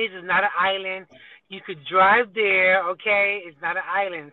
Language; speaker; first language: English; native; English